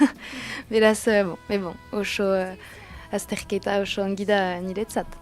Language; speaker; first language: Basque; non-native, local second language; French